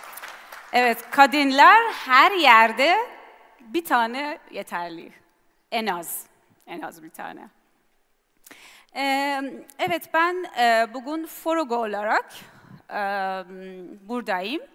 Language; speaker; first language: Turkish; non-native, learner; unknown